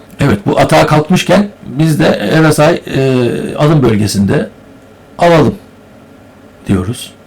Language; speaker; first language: Turkish; native; Turkish